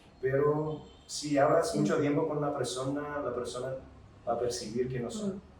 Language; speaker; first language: Spanish; non-native, fluent; Portuguese